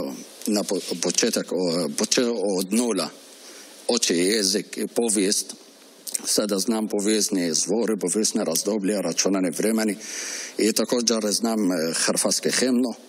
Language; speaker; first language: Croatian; non-native, learner; Arabic